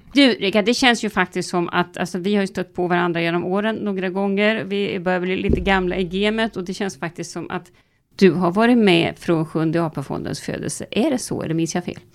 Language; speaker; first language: Swedish; native; Swedish